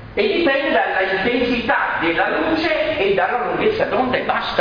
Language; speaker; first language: Italian; native; Italian